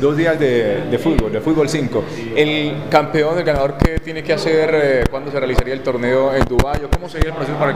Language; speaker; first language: Spanish; native; Spanish